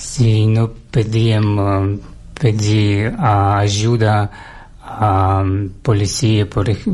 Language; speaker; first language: Catalan; non-native, learner; Russian